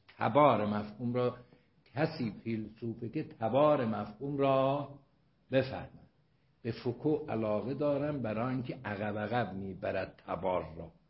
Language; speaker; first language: Persian; non-native, local second language; Azerbaijani